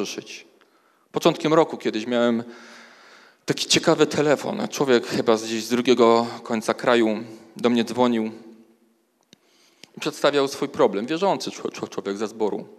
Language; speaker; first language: Polish; native; Polish